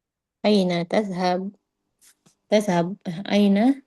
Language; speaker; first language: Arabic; non-native, learner; Indonesian